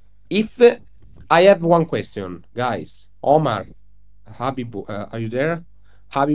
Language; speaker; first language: English; non-native, learner; Italian